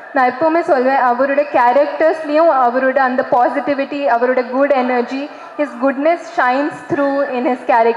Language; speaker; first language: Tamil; non-native, learner; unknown